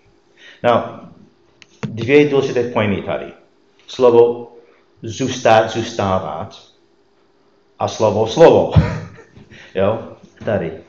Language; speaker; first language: Czech; non-native, fluent; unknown